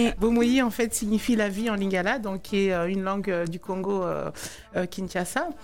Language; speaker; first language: French; non-native, local second language; Lingala